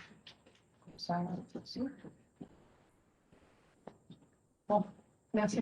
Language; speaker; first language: French; non-native, fluent; Spanish